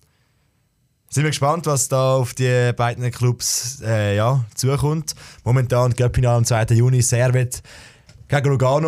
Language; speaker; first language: German; native; German